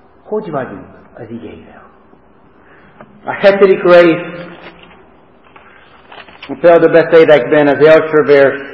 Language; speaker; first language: Hungarian; non-native, learner; English